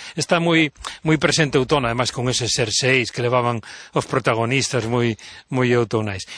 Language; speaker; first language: Galician; non-native, local second language; Spanish